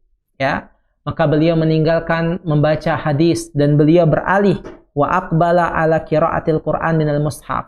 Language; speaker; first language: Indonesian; native; Indonesian